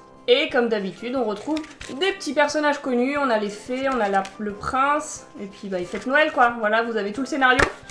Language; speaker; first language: French; native; French